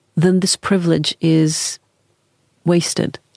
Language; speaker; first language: English; early bilingual, other home language; Norwegian